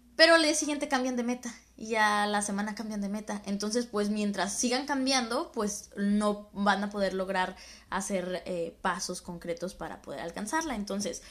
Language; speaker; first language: Spanish; native; Spanish